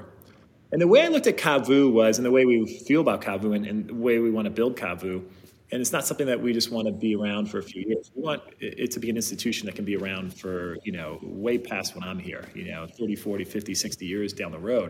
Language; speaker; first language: English; native; English